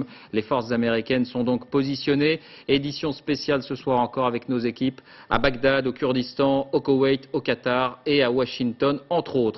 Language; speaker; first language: French; native; French